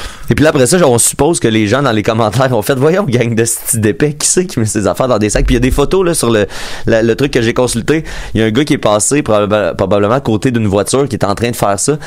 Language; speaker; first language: French; native; French